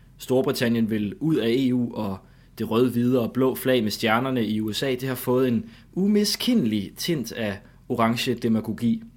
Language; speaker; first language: Danish; native; Danish